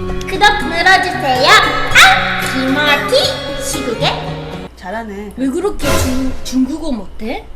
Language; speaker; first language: Korean; non-native, fluent; Chinese